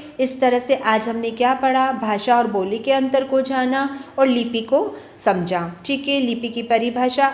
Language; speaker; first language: Hindi; native; Hindi